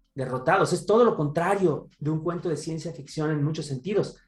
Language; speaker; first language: Spanish; native; Spanish